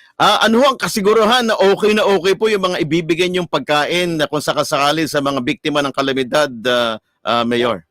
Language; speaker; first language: Filipino; native; Filipino